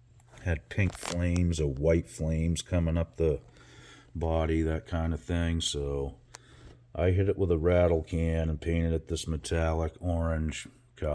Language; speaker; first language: English; native; English